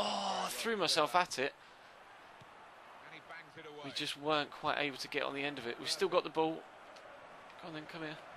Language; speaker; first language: English; native; English